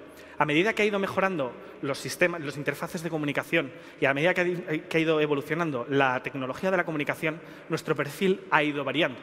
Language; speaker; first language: Spanish; native; Spanish